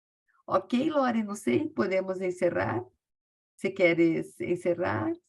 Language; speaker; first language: Spanish; non-native, learner; Portuguese